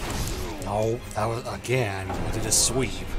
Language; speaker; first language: English; native; English